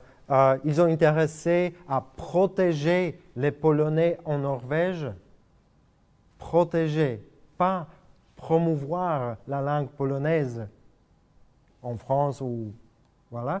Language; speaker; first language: French; non-native, fluent; Polish